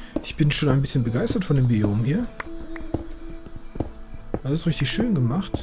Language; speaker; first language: German; native; German